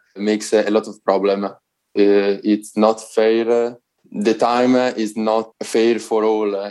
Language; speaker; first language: English; non-native, learner; Italian